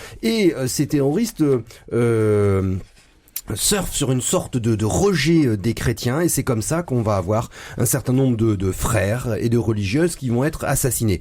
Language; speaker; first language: French; native; French